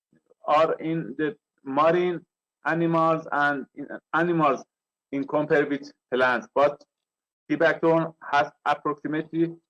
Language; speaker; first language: English; non-native, learner; Persian